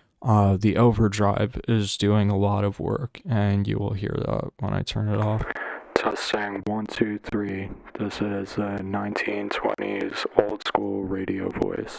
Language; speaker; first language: English; native; English